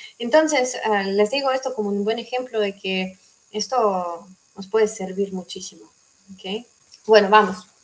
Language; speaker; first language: Spanish; non-native, fluent; Russian